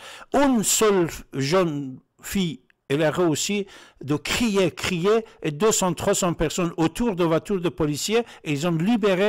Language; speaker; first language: French; non-native, fluent; Persian